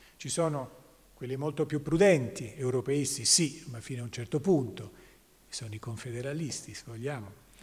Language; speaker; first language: Italian; native; Italian